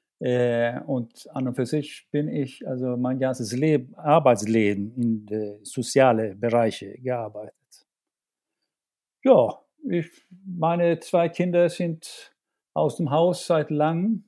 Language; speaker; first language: German; non-native, fluent; Swedish